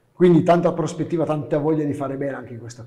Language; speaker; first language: Italian; native; Italian